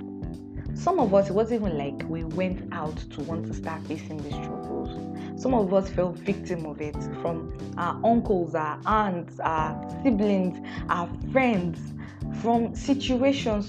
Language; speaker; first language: English; non-native, local second language; Yoruba